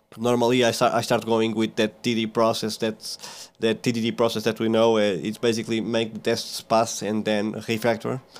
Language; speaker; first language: English; non-native, fluent; Portuguese